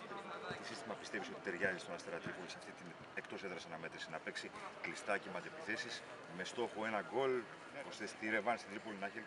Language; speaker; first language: Greek; native; Greek